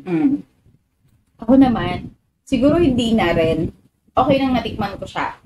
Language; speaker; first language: Filipino; native; Filipino